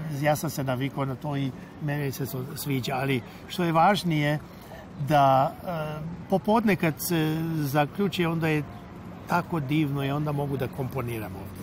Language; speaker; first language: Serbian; non-native, local second language; Hungarian